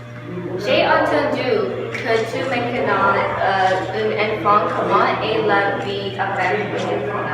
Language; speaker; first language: French; non-native, learner; English